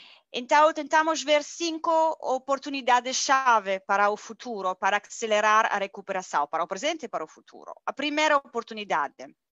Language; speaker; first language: Portuguese; non-native, fluent; Italian